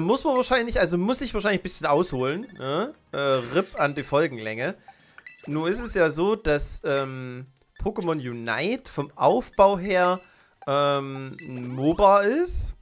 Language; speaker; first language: German; native; German